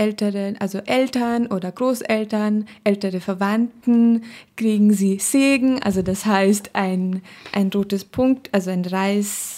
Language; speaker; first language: German; non-native, fluent; Nepali